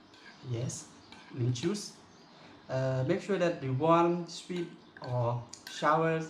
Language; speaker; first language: English; non-native, local second language; Khmer